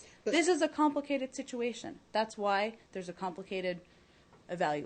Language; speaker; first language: English; native; English